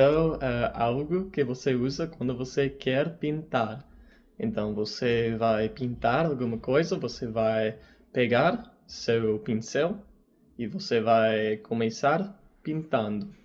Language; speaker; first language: Portuguese; non-native, learner; English